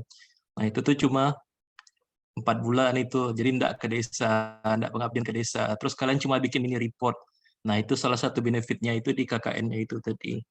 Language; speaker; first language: Indonesian; native; Indonesian